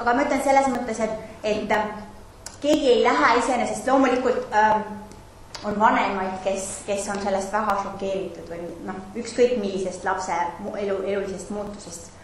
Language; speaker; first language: Estonian; non-native, fluent; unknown